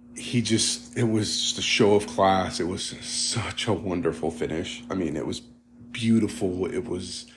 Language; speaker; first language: English; early bilingual, other home language; Greek